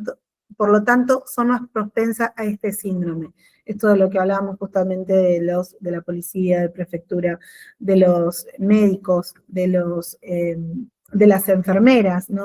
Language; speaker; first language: Spanish; native; Spanish